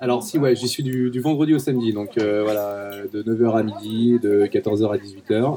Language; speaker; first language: French; native; French